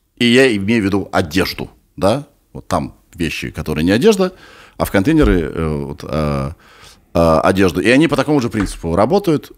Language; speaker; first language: Russian; native; Russian